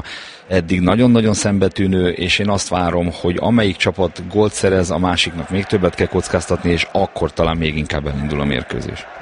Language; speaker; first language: Hungarian; native; Hungarian